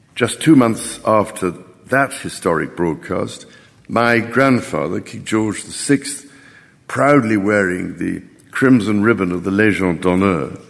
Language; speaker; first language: English; native; English